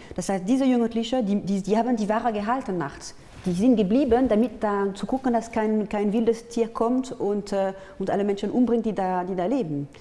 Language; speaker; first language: German; non-native, fluent; French